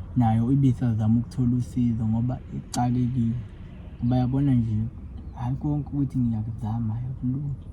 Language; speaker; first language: Zulu; native; Zulu